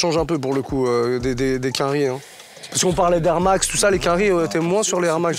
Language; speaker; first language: French; native; French